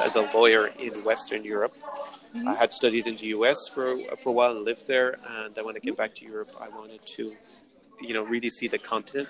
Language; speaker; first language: English; native; English